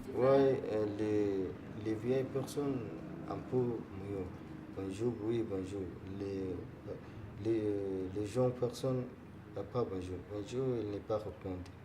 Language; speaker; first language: French; non-native, learner; Arabic